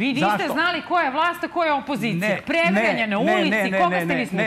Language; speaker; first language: Serbian; native; Serbian